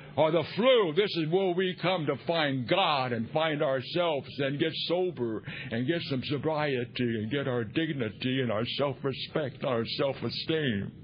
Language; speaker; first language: English; native; English